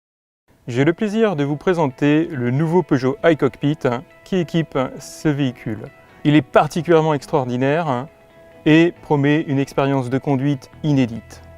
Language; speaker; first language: French; native; French